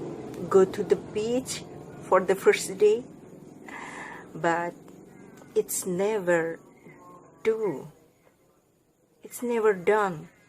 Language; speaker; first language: English; non-native, learner; Indonesian